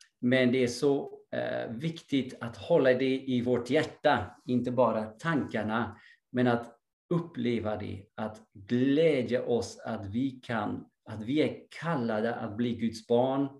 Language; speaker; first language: Swedish; non-native, fluent; English